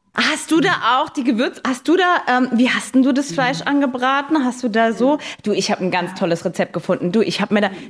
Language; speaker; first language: German; non-native, local second language; Low German